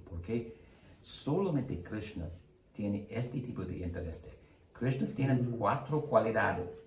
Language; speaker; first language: Spanish; non-native, learner; English